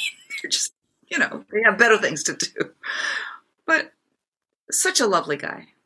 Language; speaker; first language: English; non-native, fluent; Japanese